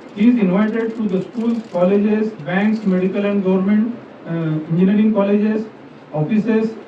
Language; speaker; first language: English; non-native, local second language; Marathi